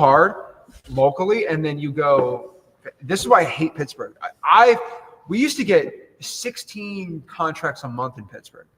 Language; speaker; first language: English; native; English